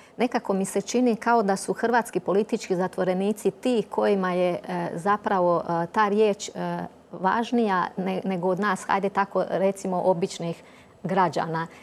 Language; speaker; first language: Croatian; native; Croatian